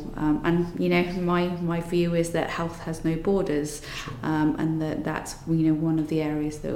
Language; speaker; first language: English; native; English